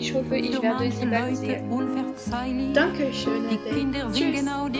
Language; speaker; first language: German; non-native, learner; French